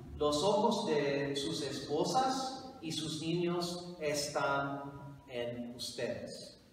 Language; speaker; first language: Spanish; non-native, fluent; English